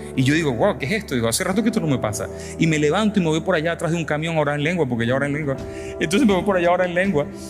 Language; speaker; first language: Spanish; native; Spanish